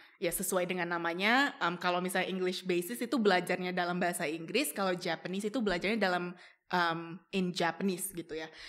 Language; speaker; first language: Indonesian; native; Indonesian